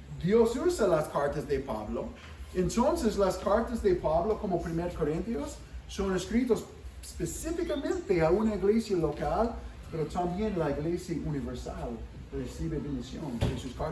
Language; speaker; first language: Spanish; non-native, fluent; English